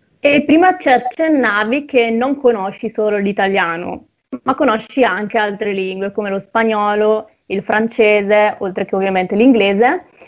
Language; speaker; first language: Italian; native; Italian